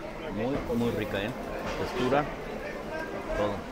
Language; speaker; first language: Spanish; native; Spanish